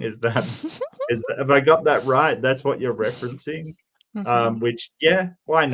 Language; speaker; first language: English; native; English